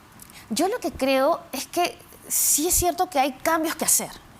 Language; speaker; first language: Spanish; native; Spanish